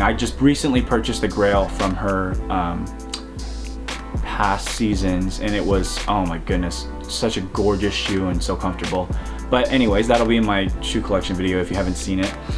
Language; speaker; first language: English; native; English